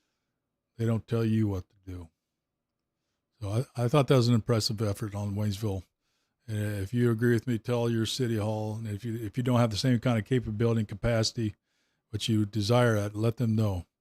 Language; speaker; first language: English; native; English